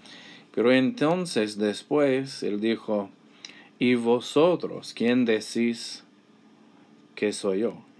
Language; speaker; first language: Spanish; non-native, fluent; English